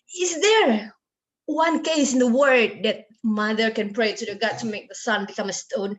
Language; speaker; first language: English; non-native, learner; Indonesian